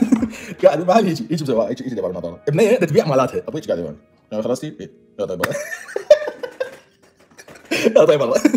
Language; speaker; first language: Arabic; native; Arabic